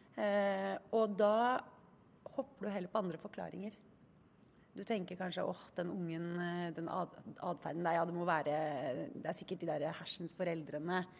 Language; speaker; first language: Norwegian; native; Norwegian